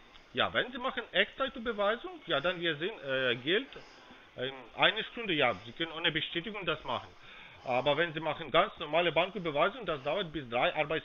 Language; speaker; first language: German; non-native, fluent; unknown